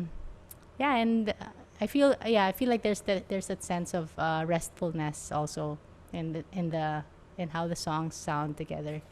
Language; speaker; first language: English; non-native, local second language; Filipino